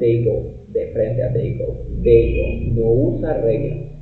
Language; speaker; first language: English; non-native, fluent; Spanish